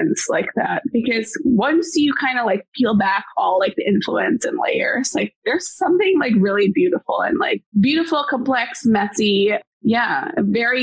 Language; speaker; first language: English; non-native, local second language; Hiligaynon